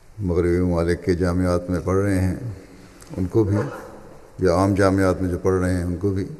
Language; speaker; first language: Urdu; native; Urdu